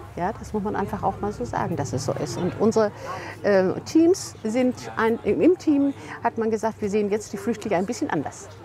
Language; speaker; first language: German; native; German